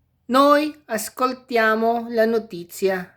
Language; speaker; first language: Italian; non-native, fluent; Filipino